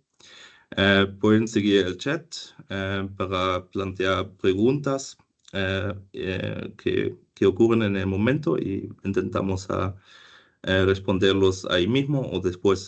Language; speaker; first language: Spanish; non-native, fluent; German